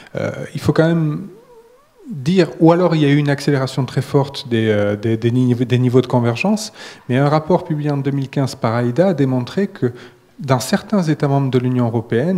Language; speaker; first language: French; native; French